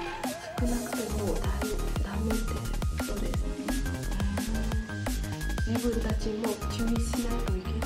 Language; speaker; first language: Japanese; non-native, learner; Vietnamese